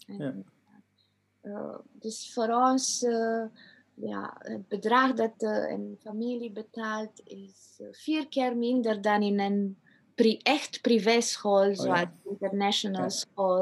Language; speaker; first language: Dutch; non-native, fluent; Romanian